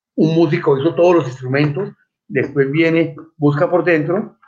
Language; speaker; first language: Spanish; native; Spanish